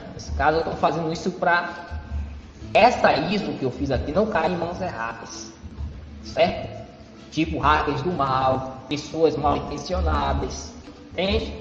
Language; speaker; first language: Portuguese; native; Portuguese